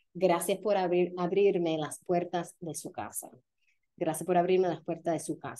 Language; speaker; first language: Spanish; non-native, fluent; English